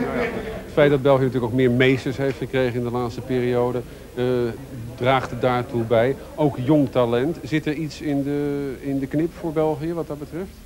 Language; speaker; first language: Dutch; native; Dutch